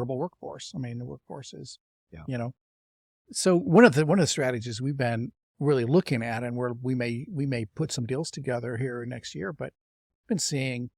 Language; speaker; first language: English; native; English